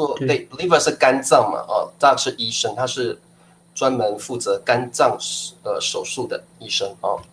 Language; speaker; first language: Chinese; native; Chinese